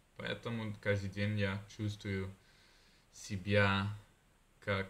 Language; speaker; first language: Russian; non-native, learner; Italian